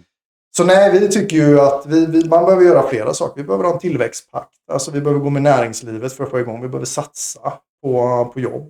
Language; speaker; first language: Swedish; native; Swedish